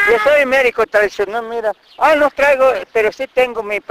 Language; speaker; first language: Spanish; non-native, local second language; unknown